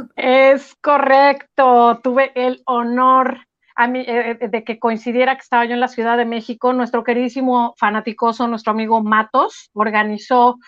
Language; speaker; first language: Spanish; native; Spanish